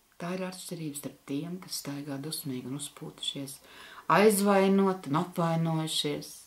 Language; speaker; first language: Latvian; native; Latvian